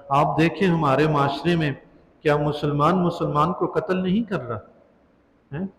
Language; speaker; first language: Urdu; non-native, local second language; Northern Hindko